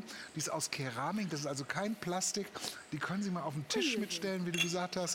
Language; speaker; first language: German; native; German